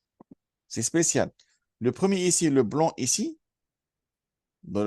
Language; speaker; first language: French; non-native, fluent; Arabic